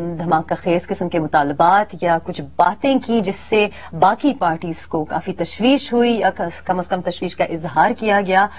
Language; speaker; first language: Urdu; non-native, local second language; Pashto